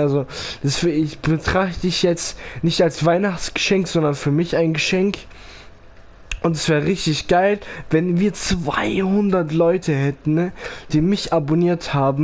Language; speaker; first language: German; early bilingual, other home language; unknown